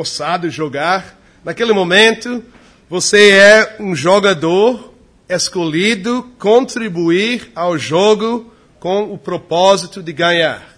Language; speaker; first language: Portuguese; non-native, fluent; English